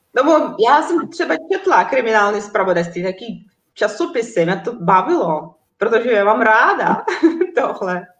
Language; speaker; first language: Czech; non-native, fluent; Russian